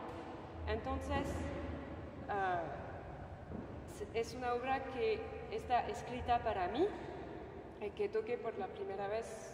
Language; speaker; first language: Spanish; non-native, fluent; French